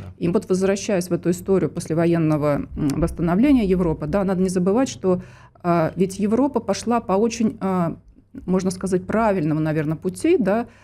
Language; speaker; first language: Russian; native; Russian